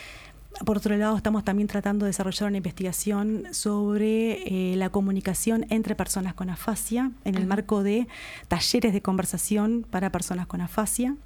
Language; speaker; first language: Spanish; native; Spanish